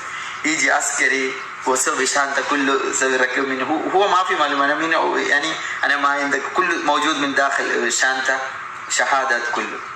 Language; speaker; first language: Arabic; non-native, learner; Malayalam